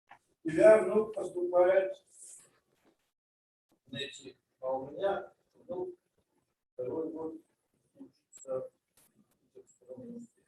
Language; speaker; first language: Russian; native; Russian